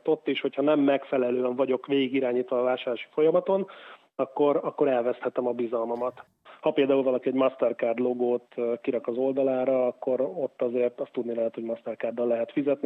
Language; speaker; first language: Hungarian; native; Hungarian